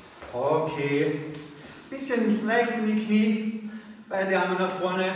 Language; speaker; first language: German; native; German